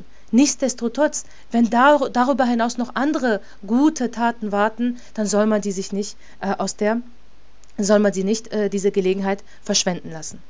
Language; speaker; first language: German; native; German